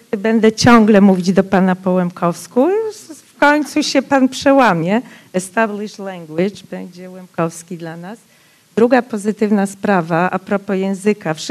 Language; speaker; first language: Polish; non-native, local second language; Rusyn